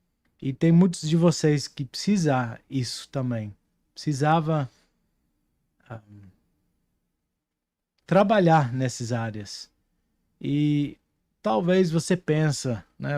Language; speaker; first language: Portuguese; non-native, fluent; Dutch